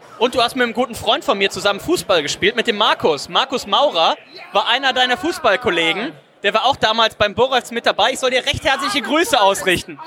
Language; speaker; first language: German; native; German